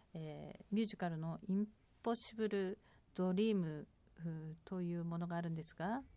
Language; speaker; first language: Japanese; non-native, fluent; Korean